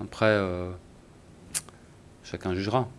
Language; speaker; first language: French; native; French